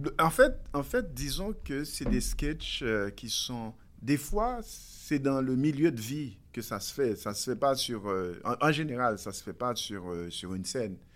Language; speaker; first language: French; non-native, local second language; Haitian Creole